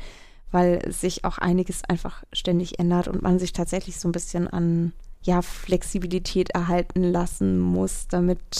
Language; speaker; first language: German; native; German